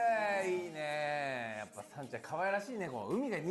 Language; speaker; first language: Japanese; native; Japanese